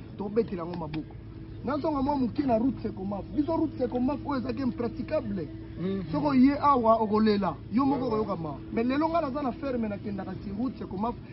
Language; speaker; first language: Lingala; native; Lingala